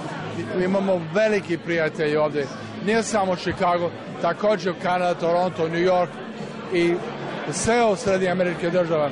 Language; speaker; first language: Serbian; early bilingual, heritage; English